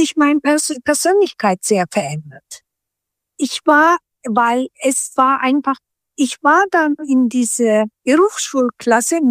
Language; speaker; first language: German; non-native, local second language; Turkish